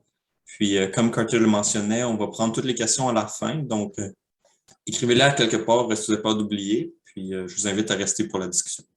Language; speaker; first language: French; native; French